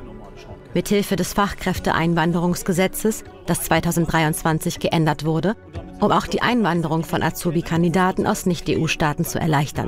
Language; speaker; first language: German; native; German